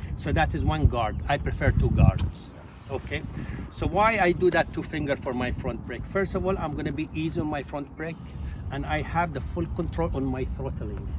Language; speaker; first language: English; non-native, fluent; Arabic